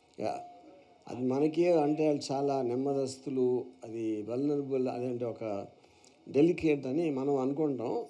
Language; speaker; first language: Telugu; native; Telugu